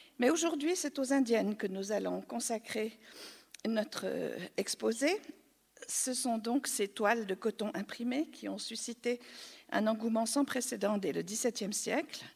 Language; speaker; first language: French; native; French